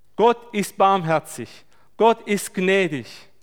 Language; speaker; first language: German; non-native, fluent; Turkish